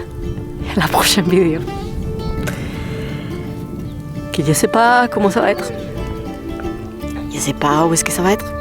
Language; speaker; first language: French; non-native, fluent; Spanish